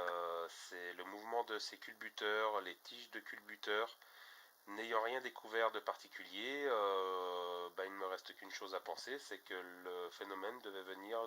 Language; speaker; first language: French; native; French